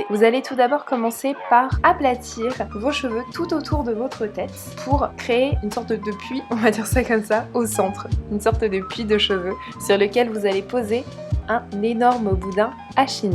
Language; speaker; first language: French; native; French